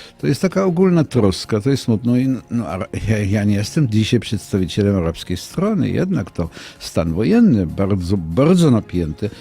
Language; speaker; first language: Polish; non-native, fluent; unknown